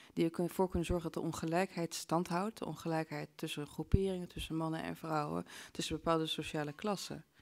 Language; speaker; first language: Dutch; native; Dutch